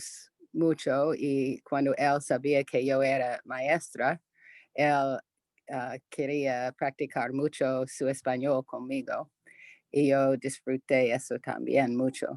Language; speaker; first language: Spanish; non-native, fluent; English